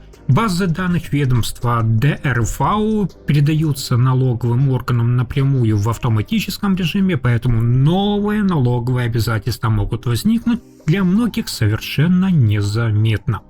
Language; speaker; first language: Russian; native; Russian